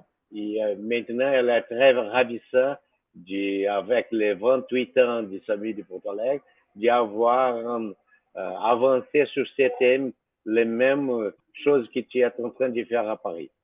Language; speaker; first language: French; non-native, fluent; Portuguese